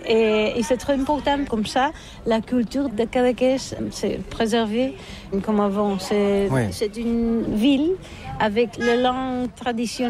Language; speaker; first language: French; non-native, learner; Catalan